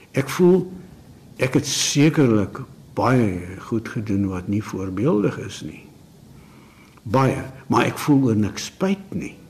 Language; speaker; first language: Afrikaans; native; Afrikaans